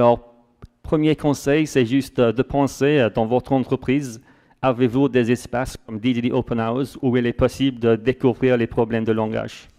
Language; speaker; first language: French; non-native, fluent; English